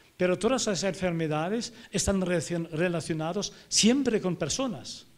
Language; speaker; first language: Spanish; non-native, fluent; German